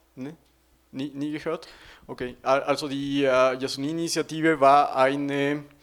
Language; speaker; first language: German; non-native, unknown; Spanish